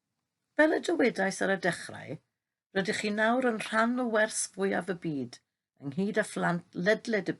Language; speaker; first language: Welsh; native; Welsh